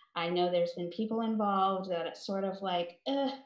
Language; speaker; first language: English; native; English